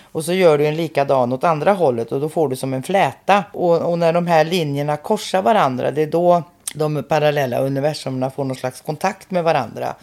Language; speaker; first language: Swedish; native; Swedish